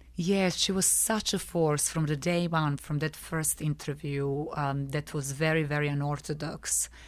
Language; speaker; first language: English; non-native, fluent; Serbian